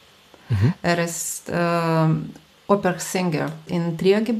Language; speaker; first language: German; non-native, fluent; Russian